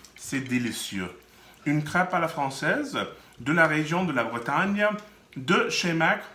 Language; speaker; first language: French; non-native, fluent; English